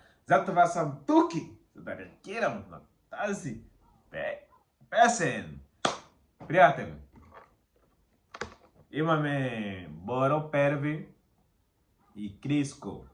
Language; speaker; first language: Bulgarian; non-native, learner; Portuguese